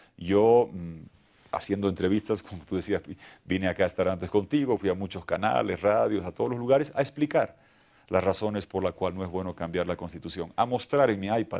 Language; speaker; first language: Spanish; native; Spanish